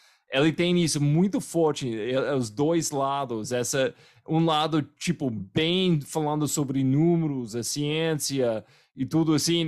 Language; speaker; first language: Portuguese; non-native, fluent; English